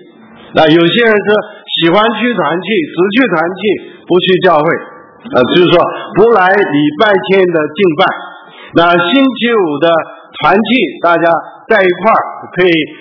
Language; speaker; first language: Chinese; early bilingual, heritage; Chinese